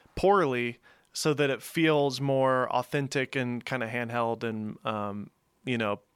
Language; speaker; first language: English; native; English